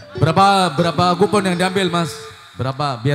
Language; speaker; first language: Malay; non-native, local second language; Javanese